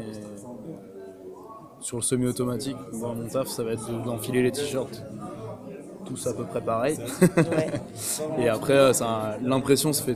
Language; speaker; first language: French; native; French